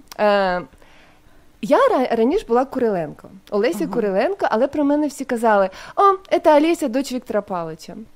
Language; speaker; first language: Ukrainian; non-native, local second language; Russian